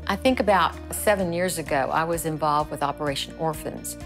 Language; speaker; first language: English; native; English